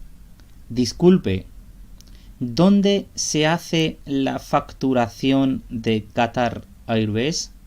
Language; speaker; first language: Spanish; non-native, fluent; Urdu